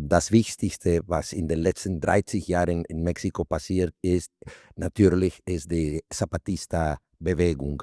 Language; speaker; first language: German; non-native, fluent; Spanish